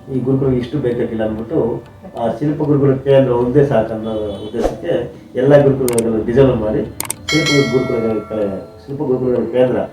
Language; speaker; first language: Kannada; non-native, local second language; Telugu